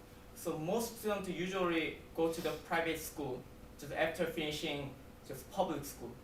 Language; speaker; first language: English; non-native, learner; Korean